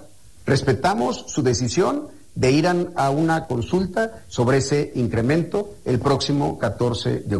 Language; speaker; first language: Spanish; native; Spanish